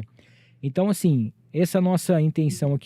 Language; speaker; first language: Portuguese; native; Portuguese